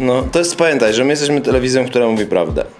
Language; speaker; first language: Polish; native; Polish